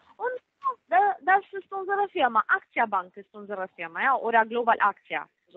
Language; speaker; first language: German; non-native, fluent; Spanish